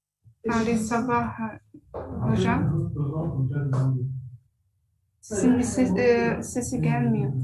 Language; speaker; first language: Turkish; non-native, learner; Arabic